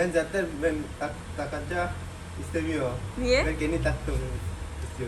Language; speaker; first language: Turkish; non-native, learner; Indonesian